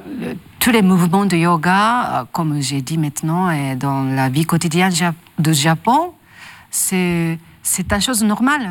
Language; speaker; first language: French; non-native, learner; Japanese